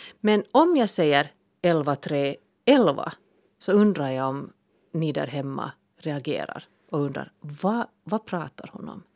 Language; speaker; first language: Swedish; native; Swedish